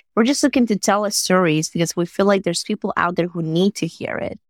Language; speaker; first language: English; non-native, fluent; Spanish